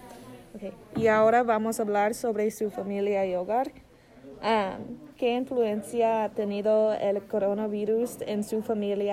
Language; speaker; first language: Spanish; non-native, learner; English